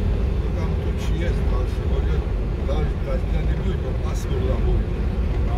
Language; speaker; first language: Russian; non-native, local second language; Georgian